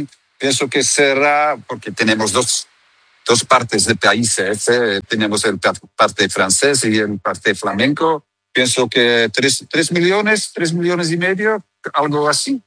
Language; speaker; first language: Spanish; non-native, learner; Dutch